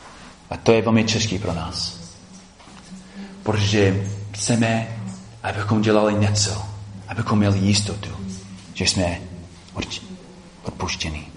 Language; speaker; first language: Czech; non-native, fluent; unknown